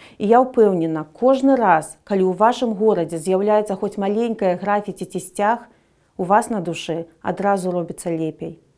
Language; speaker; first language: Belarusian; non-native, local second language; Russian